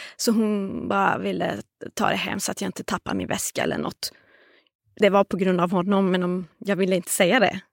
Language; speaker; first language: Swedish; non-native, fluent; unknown